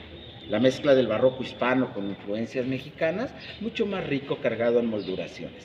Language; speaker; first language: Spanish; native; Spanish